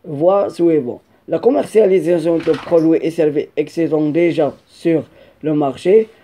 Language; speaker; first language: French; non-native, local second language; Arabic